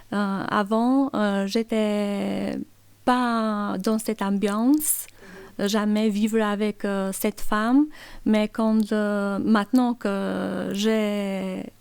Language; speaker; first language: French; non-native, learner; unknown